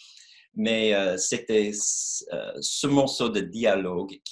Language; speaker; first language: French; non-native, fluent; English